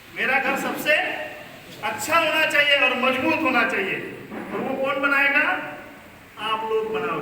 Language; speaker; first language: Hindi; non-native, local second language; Marathi